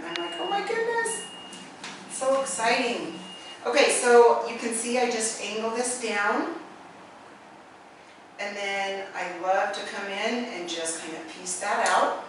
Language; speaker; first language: English; native; English